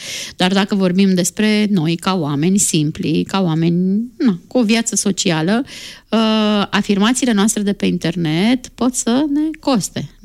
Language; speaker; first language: Romanian; native; Romanian